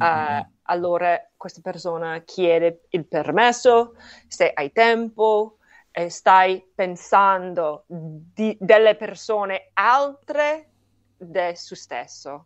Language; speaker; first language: Italian; non-native, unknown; English